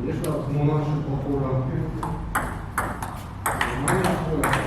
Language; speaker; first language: Hebrew; non-native, learner; Russian